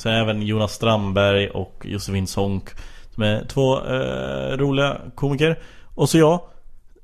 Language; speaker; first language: Swedish; native; Swedish